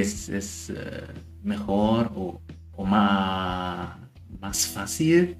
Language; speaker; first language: Spanish; non-native, learner; German